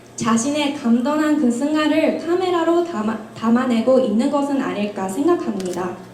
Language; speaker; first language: Korean; non-native, fluent; Japanese